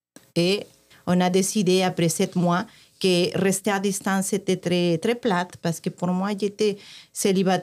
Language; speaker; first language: French; non-native, fluent; Spanish